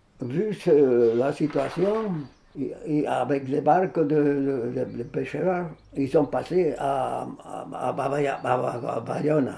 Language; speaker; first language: French; non-native, fluent; Spanish